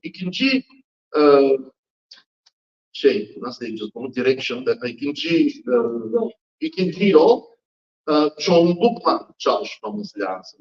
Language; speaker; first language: Turkish; non-native, fluent; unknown